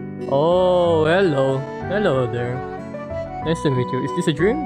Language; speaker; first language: English; non-native, local second language; Filipino